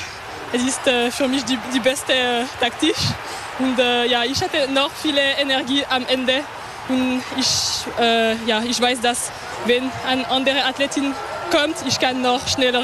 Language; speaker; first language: German; non-native, local second language; French